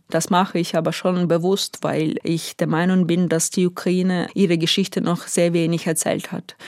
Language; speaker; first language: German; non-native, fluent; Ukrainian